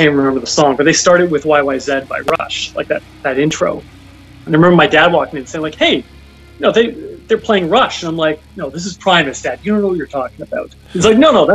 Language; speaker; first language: English; native; English